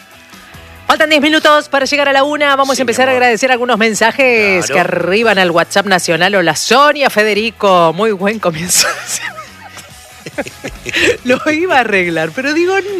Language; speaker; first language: Spanish; native; Spanish